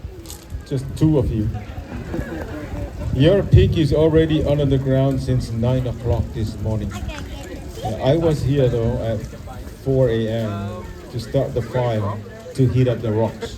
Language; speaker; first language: English; non-native, local second language; Samoan